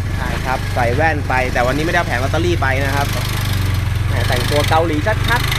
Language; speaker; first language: Thai; native; Thai